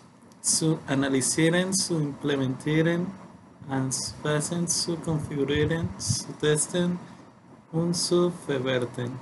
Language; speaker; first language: German; non-native, learner; Spanish